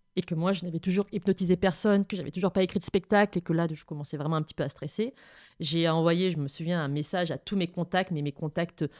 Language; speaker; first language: French; native; French